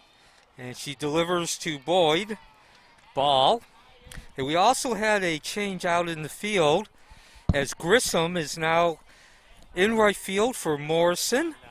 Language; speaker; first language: English; native; English